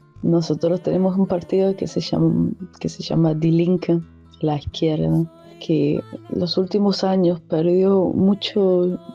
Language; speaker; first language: Spanish; non-native, fluent; German